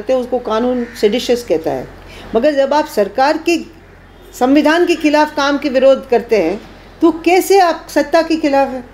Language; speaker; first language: Hindi; native; Hindi